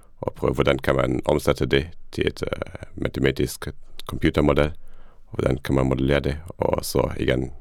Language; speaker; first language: Danish; non-native, fluent; Luxembourgish